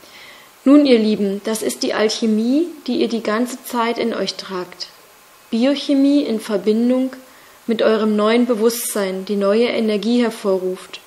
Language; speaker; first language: German; native; German